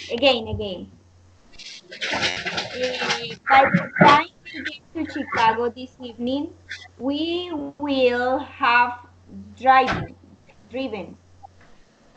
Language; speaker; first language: English; non-native, learner; Spanish